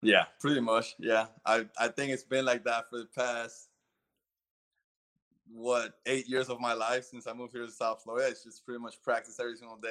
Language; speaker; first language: English; early bilingual, other home language; Spanish